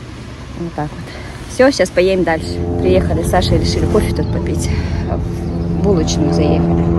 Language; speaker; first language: Russian; native; Russian